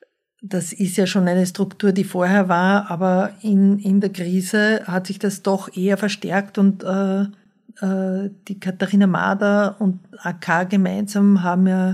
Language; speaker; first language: German; native; German